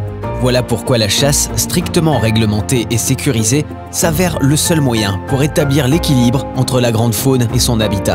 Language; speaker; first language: French; native; French